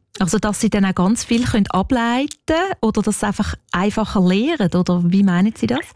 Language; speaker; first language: German; native; German